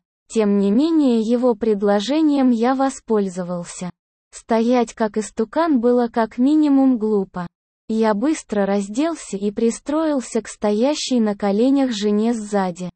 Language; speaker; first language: Russian; native; Russian